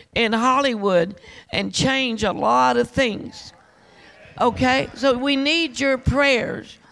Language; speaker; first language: English; native; English